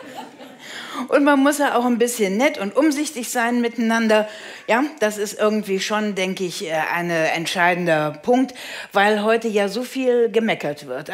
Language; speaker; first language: German; native; German